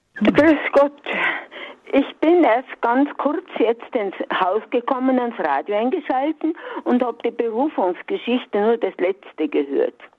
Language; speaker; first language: German; native; German